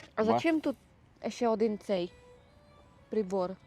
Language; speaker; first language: Ukrainian; non-native, learner; Czech